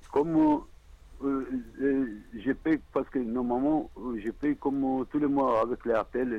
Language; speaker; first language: French; non-native, learner; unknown